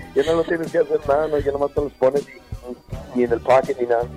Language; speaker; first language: Spanish; early bilingual, heritage; Spanish